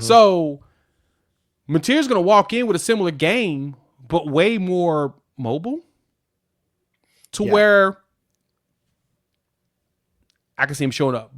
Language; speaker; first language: English; native; English